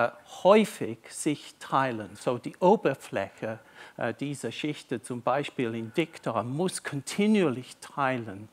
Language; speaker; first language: German; non-native, fluent; English